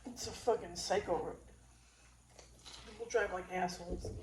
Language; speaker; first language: English; native; English